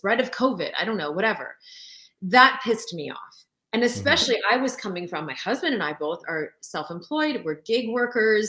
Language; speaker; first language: English; non-native, fluent; French